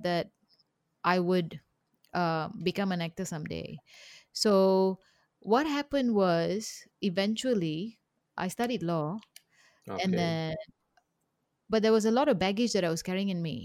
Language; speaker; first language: English; native; English